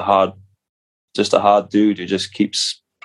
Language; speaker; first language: English; native; English